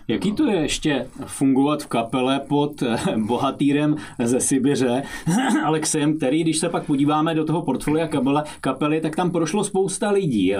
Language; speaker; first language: Czech; native; Czech